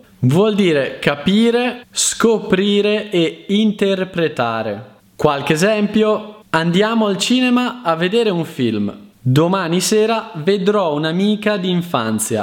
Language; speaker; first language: Italian; native; Italian